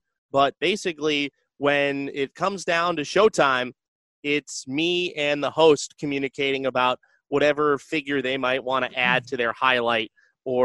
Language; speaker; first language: English; native; English